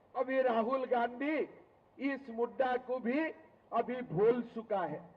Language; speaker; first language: Hindi; non-native, local second language; Assamese